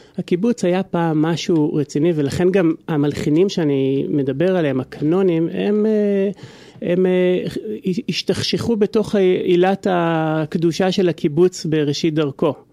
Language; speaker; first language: Hebrew; native; Hebrew